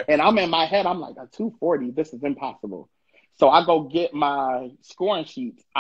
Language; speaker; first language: English; native; English